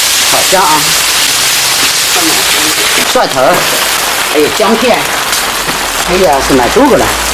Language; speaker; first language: Chinese; native; Chinese